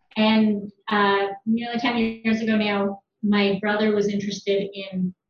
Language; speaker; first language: English; native; English